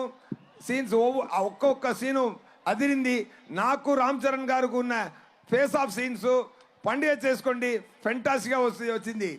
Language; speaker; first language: Telugu; non-native, local second language; Tamil